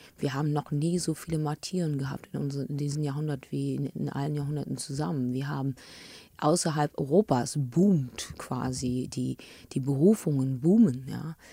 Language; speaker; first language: German; early bilingual, other home language; English